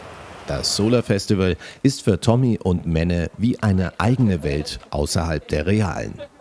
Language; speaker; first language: German; native; German